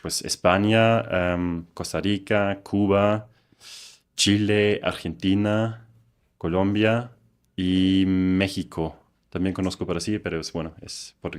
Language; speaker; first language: Spanish; non-native, fluent; German